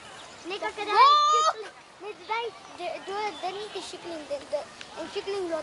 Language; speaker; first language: Swedish; early bilingual, other home language; Achinese